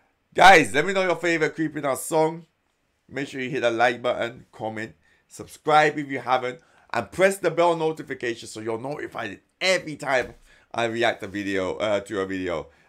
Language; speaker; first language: English; native; English